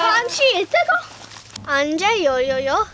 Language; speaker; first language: Korean; non-native, learner; English